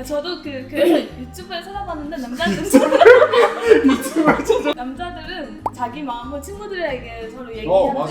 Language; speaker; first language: Korean; non-native, fluent; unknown